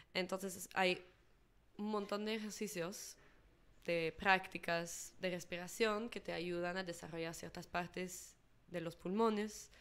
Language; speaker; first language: Spanish; non-native, fluent; English